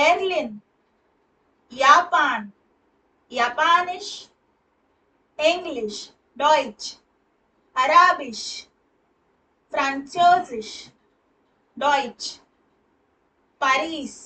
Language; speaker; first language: German; non-native, fluent; Hindi